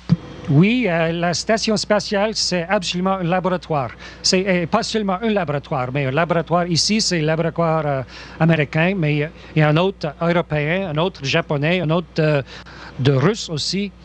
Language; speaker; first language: French; non-native, local second language; English